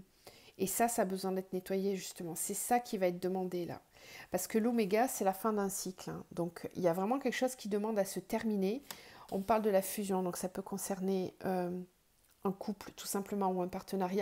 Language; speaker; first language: French; native; French